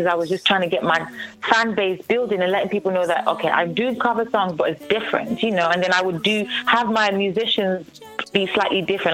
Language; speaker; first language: English; native; English